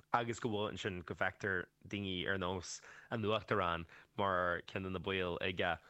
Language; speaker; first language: Irish; native; Irish